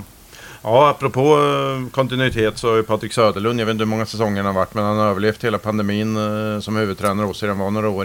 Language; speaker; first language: Swedish; native; Swedish